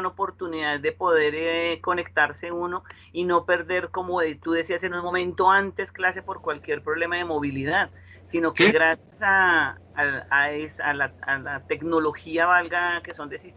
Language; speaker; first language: Spanish; native; Spanish